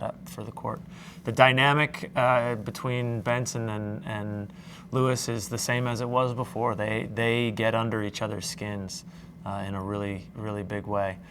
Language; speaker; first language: English; native; English